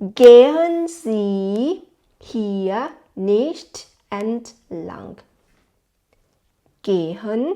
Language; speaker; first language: German; non-native, fluent; Thai